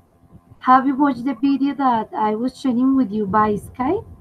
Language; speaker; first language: English; non-native, fluent; Spanish